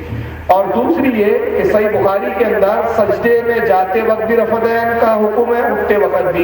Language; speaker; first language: Urdu; native; Urdu